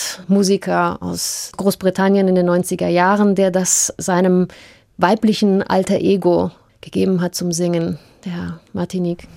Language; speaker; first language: German; early bilingual, heritage; German